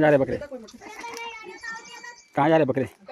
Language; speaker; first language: Hindi; non-native, local second language; Marathi